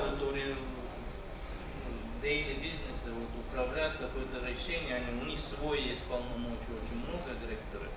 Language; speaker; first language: Russian; non-native, fluent; Turkish